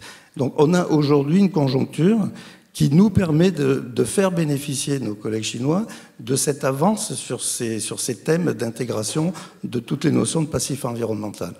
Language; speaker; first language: French; native; French